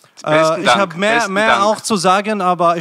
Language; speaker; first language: German; non-native, fluent; Arabic